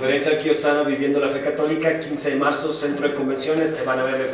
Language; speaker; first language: Spanish; native; Spanish